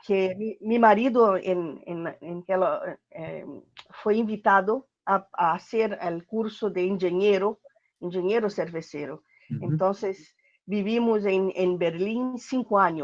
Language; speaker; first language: Spanish; non-native, learner; Portuguese